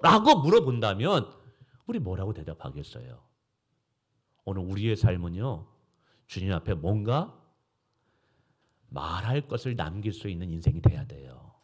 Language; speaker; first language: Korean; native; Korean